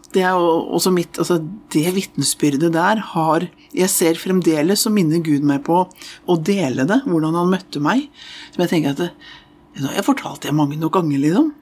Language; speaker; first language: Norwegian; native; Norwegian